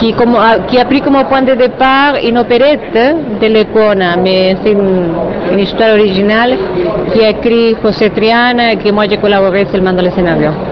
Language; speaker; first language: French; non-native, fluent; Spanish